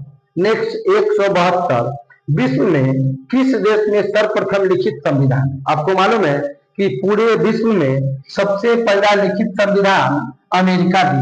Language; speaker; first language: Hindi; non-native, local second language; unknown